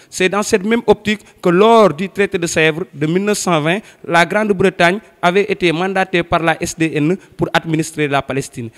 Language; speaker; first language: French; non-native, local second language; Wolof